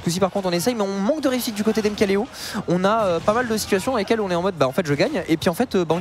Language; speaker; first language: French; native; French